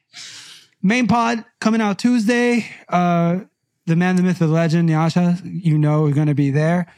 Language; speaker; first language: English; native; English